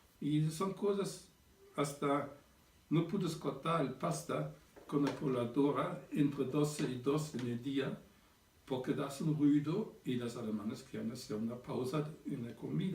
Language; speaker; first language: Spanish; non-native, fluent; German